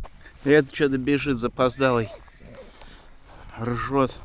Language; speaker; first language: Russian; native; Russian